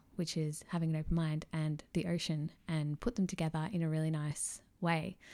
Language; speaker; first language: English; native; English